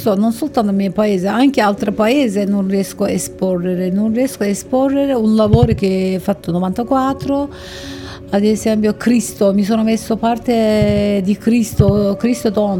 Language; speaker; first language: Italian; non-native, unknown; Turkish